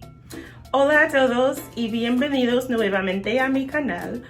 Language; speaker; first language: Spanish; non-native, learner; English